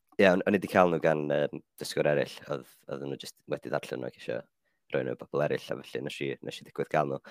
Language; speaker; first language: Welsh; non-native, fluent; Finnish